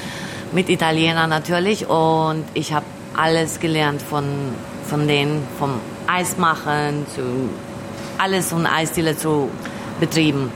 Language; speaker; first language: German; early bilingual, other home language; Albanian